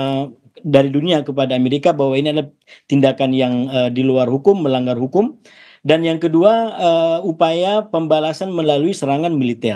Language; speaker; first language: Indonesian; native; Indonesian